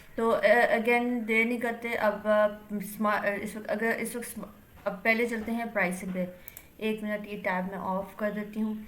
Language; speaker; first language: Urdu; native; Urdu